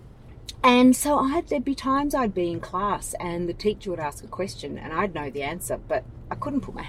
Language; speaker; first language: English; native; English